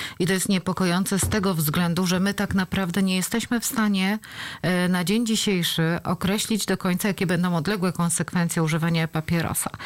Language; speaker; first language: Polish; native; Polish